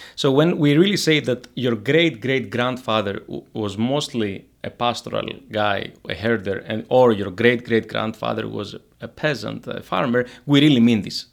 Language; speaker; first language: English; non-native, fluent; Greek